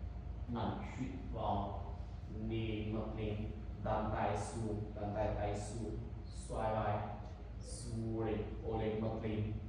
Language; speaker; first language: Vietnamese; non-native, learner; Indonesian